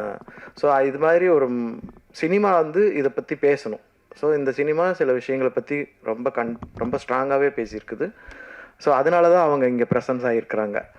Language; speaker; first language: Tamil; native; Tamil